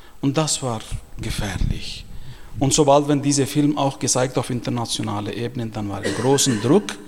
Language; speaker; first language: German; non-native, fluent; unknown